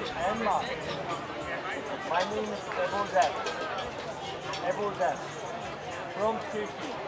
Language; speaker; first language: English; non-native, learner; Turkish